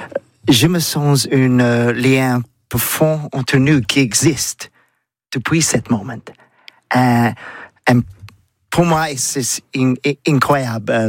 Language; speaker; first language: French; non-native, learner; English